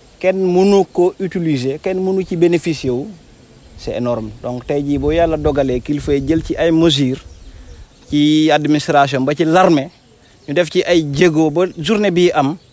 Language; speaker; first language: Wolof; non-native, local second language; Jola-Fonyi